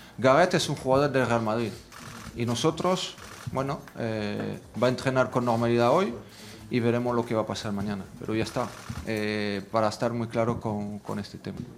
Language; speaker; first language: Spanish; non-native, fluent; French